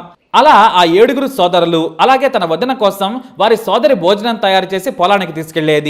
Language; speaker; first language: Telugu; native; Telugu